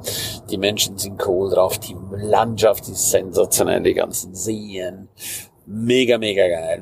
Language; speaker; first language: German; native; German